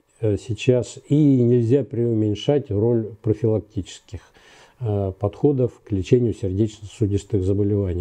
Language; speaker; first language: Russian; native; Russian